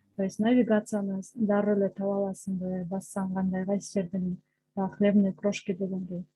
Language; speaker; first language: Russian; non-native, local second language; Kyrgyz